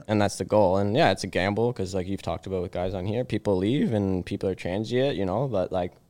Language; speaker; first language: English; native; English